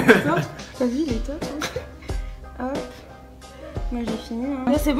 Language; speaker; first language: French; native; French